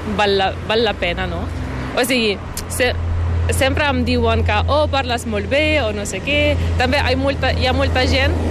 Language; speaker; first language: Catalan; non-native, fluent; Ukrainian